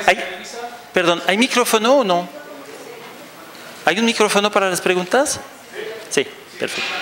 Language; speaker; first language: Spanish; non-native, fluent; French